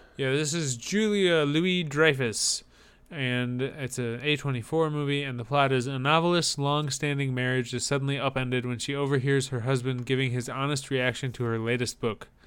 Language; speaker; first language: English; native; English